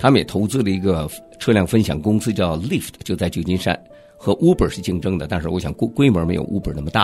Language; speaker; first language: Chinese; native; Chinese